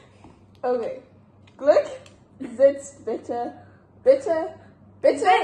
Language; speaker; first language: German; non-native, learner; English